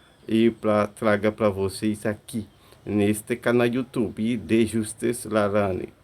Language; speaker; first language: Portuguese; non-native, fluent; Haitian Creole